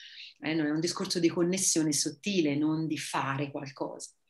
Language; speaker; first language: Italian; native; Italian